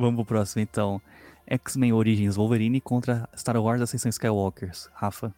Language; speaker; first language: Portuguese; native; Portuguese